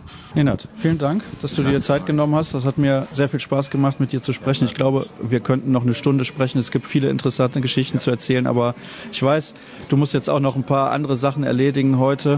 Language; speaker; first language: German; native; German